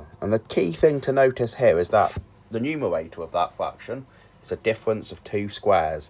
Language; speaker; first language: English; native; English